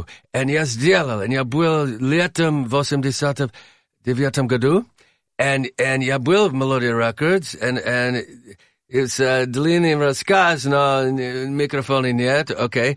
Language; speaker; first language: Russian; non-native, learner; English